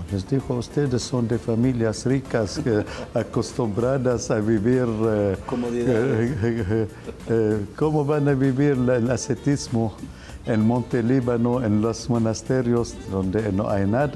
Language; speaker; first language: Spanish; non-native, fluent; Arabic